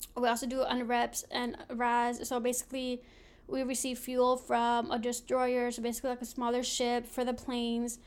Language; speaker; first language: English; native; English